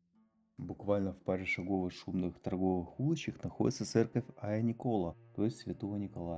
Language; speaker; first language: Russian; native; Russian